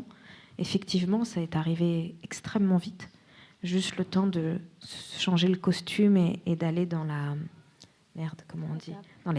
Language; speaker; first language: French; native; French